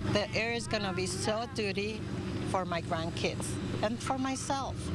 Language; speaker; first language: English; non-native, learner; Spanish